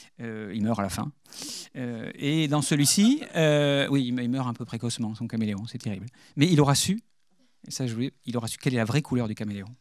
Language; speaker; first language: French; native; French